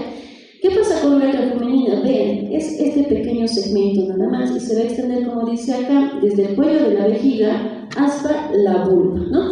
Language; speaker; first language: Spanish; native; Spanish